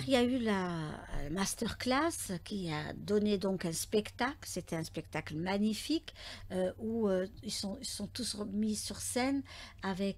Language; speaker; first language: French; native; French